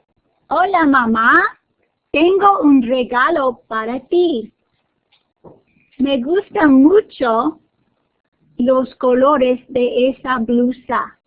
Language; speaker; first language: Spanish; non-native, fluent; English